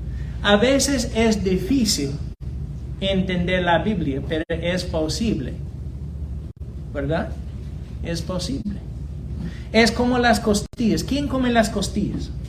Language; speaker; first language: Spanish; non-native, fluent; English